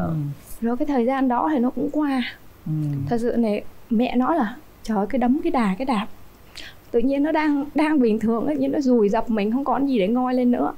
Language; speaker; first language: Vietnamese; native; Vietnamese